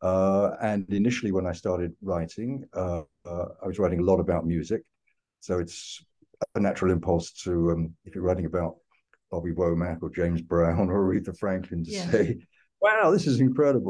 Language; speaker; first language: English; native; English